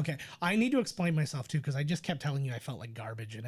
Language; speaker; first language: English; native; English